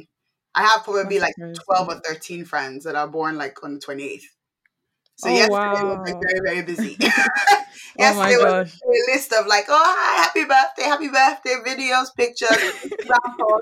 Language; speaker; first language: English; non-native, local second language; Yoruba